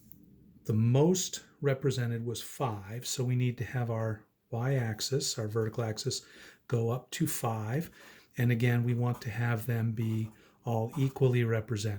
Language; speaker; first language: English; native; English